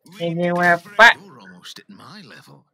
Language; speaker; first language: English; non-native, learner; Indonesian